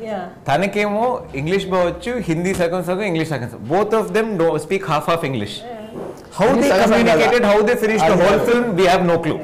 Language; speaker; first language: Telugu; native; Telugu